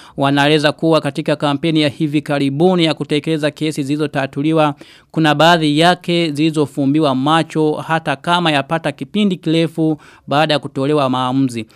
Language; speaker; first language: Swahili; non-native, local second language; Rundi